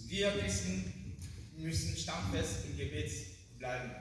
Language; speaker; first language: German; non-native, learner; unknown